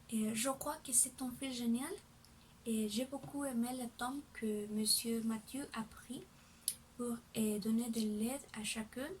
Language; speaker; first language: French; non-native, learner; Spanish